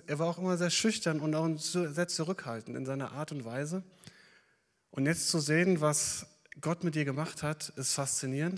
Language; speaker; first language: German; native; German